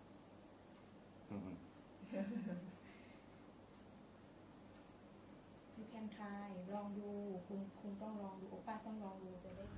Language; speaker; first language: Thai; native; Thai